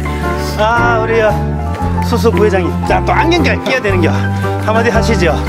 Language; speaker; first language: Korean; native; Korean